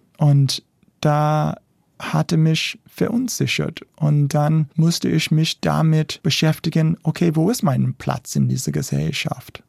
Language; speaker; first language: German; non-native, fluent; English